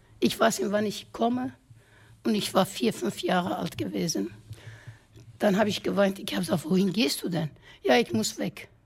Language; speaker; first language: German; non-native, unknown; Kurdish